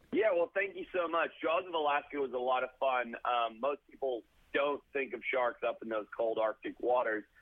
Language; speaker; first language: English; native; English